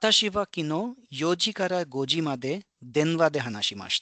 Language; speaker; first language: Japanese; non-native, fluent; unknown